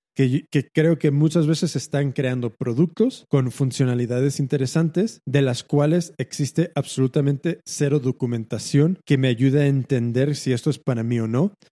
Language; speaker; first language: Spanish; early bilingual, heritage; Spanish